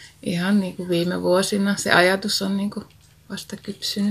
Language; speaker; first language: Finnish; native; Finnish